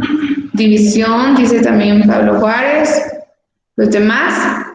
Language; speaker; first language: Spanish; native; Spanish